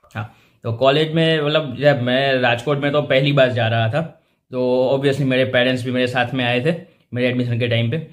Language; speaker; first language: Hindi; non-native, local second language; Gujarati